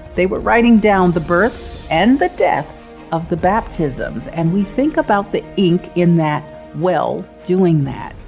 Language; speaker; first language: English; native; English